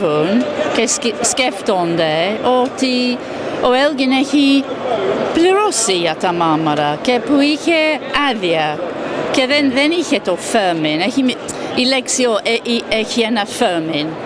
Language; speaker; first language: Greek; non-native, fluent; English